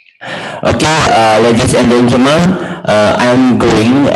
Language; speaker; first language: English; non-native, learner; Indonesian